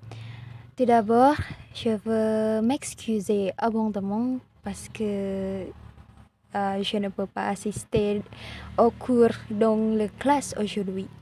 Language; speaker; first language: French; non-native, learner; Indonesian